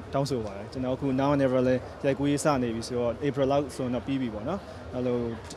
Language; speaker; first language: Burmese; native; Burmese